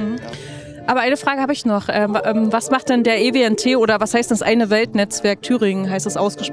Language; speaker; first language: German; native; German